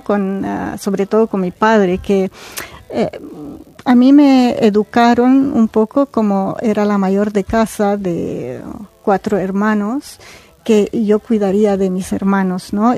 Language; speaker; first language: Spanish; non-native, fluent; Arabic